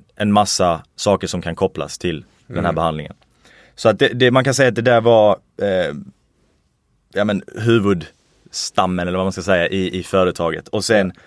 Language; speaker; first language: Swedish; native; Swedish